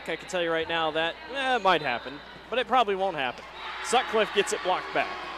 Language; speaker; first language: English; native; English